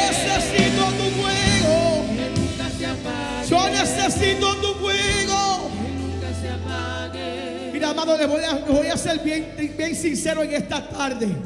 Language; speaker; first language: Spanish; native; Spanish